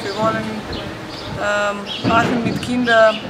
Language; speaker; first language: German; non-native, learner; Russian